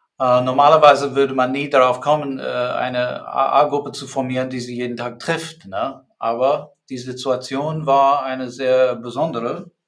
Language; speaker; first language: German; non-native, fluent; English